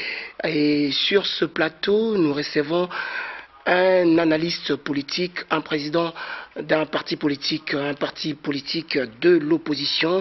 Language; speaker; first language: French; non-native, local second language; Lingala